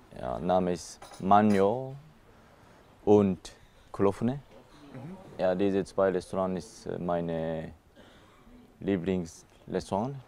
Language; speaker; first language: German; non-native, learner; Japanese